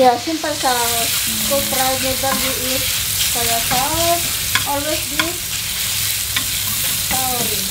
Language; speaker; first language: English; non-native, learner; Indonesian